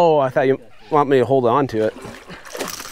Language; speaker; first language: English; native; English